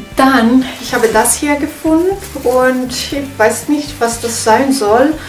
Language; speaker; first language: German; non-native, learner; Italian